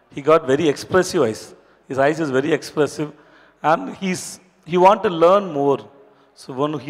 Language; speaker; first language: English; non-native, local second language; Tamil